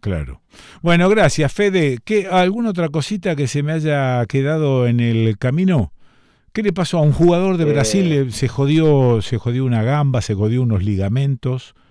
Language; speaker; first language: Spanish; native; Spanish